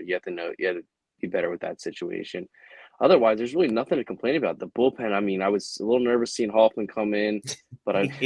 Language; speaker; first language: English; native; English